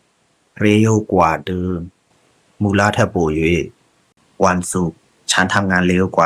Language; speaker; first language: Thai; non-native, fluent; Burmese